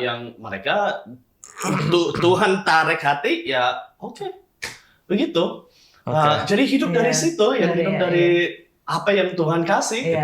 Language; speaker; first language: Indonesian; non-native, fluent; English